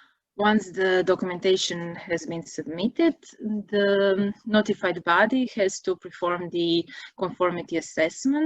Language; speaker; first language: English; non-native, fluent; Croatian